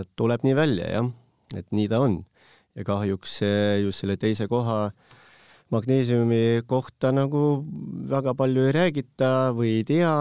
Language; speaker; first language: Estonian; non-native, local second language; Russian